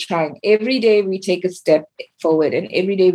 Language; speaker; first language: English; native; English